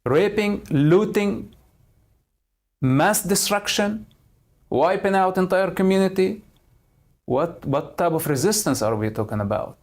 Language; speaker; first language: English; non-native, fluent; Arabic